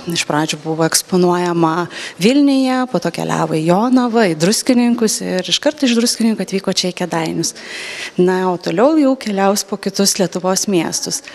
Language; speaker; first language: Lithuanian; native; Lithuanian